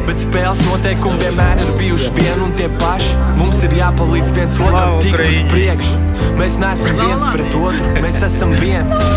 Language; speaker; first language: Latvian; native; Latvian